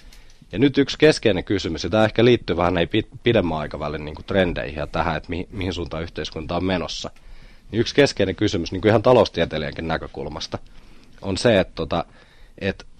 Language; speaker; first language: Finnish; native; Finnish